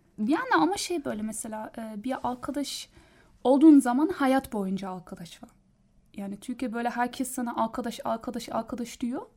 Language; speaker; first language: Turkish; non-native, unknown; German